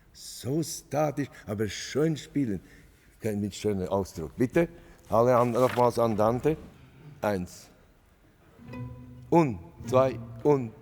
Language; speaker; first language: German; non-native, fluent; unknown